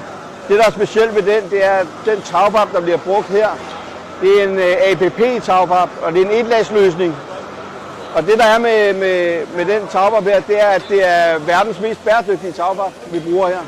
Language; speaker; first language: Danish; native; Danish